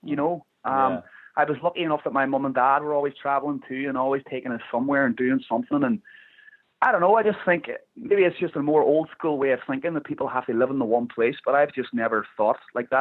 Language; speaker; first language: English; native; English